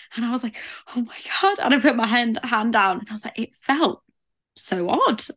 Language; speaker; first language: English; native; English